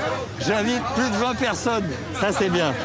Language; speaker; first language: French; native; French